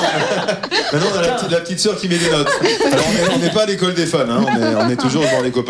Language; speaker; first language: French; native; French